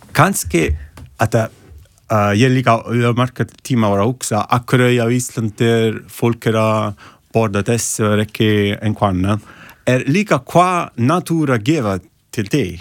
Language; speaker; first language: Icelandic; non-native, learner; Italian